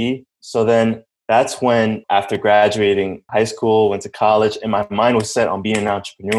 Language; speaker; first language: English; early bilingual, other home language; Spanish